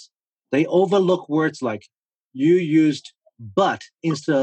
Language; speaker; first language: English; non-native, local second language; Cantonese